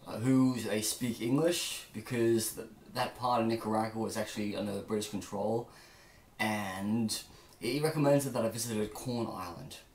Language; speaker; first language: English; native; English